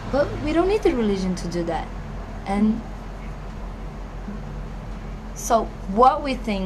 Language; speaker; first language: English; non-native, fluent; Portuguese